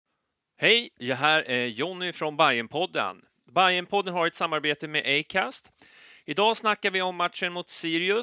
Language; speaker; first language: Swedish; native; Swedish